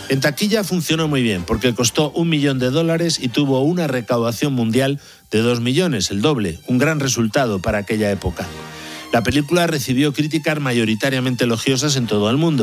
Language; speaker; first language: Spanish; native; Spanish